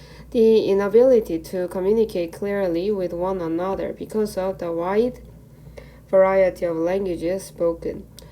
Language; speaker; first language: English; non-native, fluent; Korean